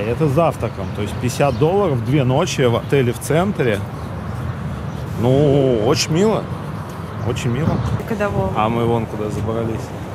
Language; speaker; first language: Russian; native; Russian